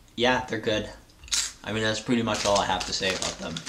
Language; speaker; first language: English; native; English